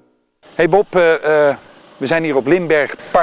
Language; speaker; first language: Dutch; native; Dutch